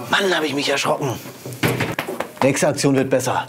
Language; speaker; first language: German; native; German